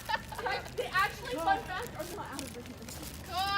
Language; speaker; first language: English; native; English